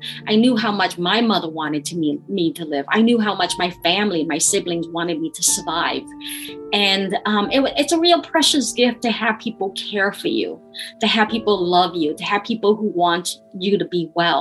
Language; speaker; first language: English; early bilingual, other home language; Khmer